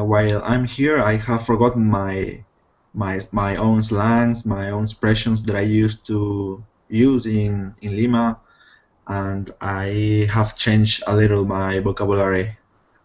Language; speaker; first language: English; non-native, fluent; Spanish